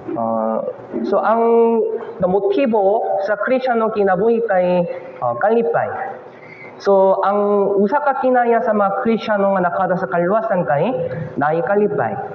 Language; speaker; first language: Cebuano; non-native, fluent; Korean